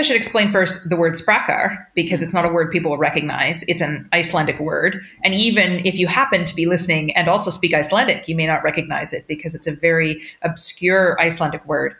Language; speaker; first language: English; native; English